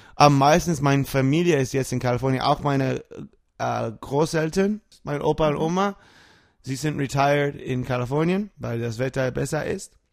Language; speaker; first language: German; non-native, fluent; English